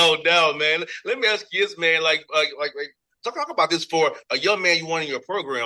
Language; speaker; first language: English; native; English